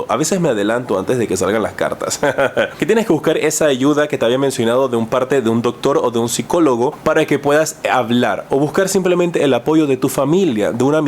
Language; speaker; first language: Spanish; native; Spanish